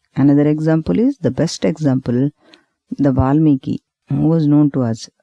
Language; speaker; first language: English; non-native, local second language; Telugu